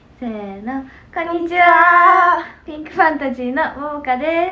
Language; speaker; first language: Japanese; native; Japanese